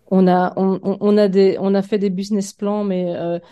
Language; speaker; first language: French; native; French